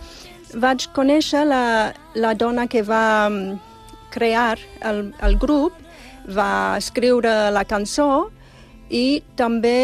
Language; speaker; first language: Catalan; non-native, fluent; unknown